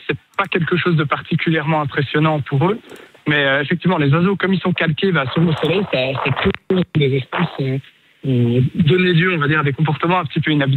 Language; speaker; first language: French; native; French